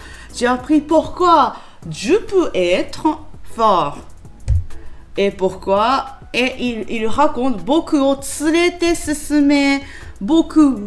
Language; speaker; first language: French; non-native, learner; Japanese